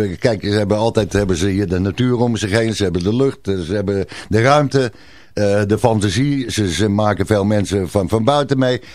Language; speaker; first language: Dutch; native; Dutch